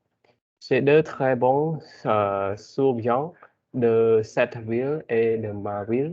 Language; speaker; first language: French; non-native, learner; Khmer